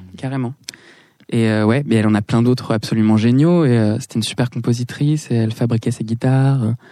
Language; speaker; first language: French; native; French